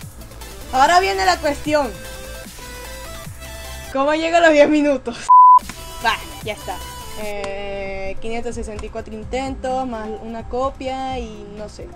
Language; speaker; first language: Spanish; native; Spanish